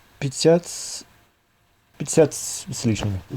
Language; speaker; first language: Russian; non-native, learner; English